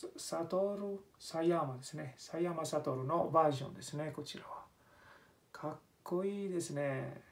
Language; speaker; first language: Japanese; non-native, fluent; Italian